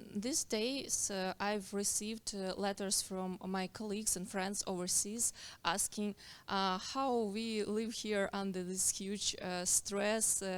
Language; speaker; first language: English; non-native, fluent; Ukrainian